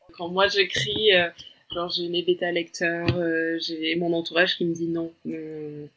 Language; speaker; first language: French; early bilingual, other home language; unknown